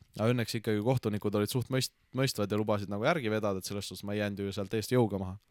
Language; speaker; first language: Estonian; native; Estonian